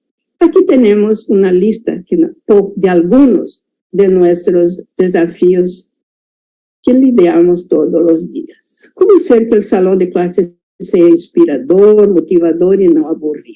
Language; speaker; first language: Spanish; non-native, fluent; Portuguese